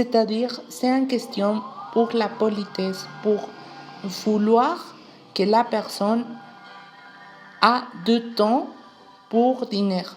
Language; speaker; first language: French; non-native, learner; Spanish